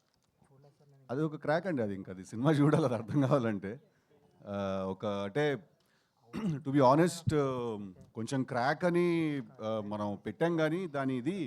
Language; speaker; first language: Telugu; native; Telugu